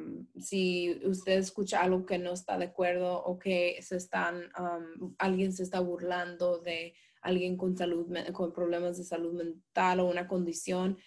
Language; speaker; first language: Spanish; early bilingual, heritage; Spanish